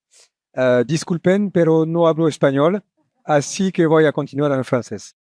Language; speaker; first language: Spanish; non-native, learner; French